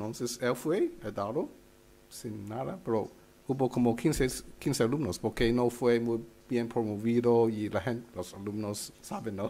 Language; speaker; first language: Spanish; non-native, fluent; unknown